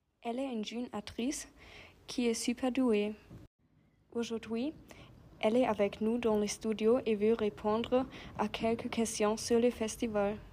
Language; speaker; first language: French; non-native, learner; German